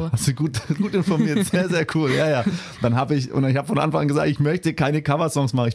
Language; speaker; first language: German; early bilingual, heritage; German